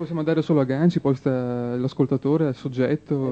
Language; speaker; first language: Italian; native; Italian